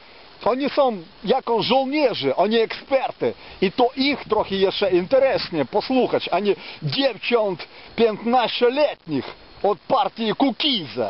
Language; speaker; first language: Polish; non-native, fluent; Ukrainian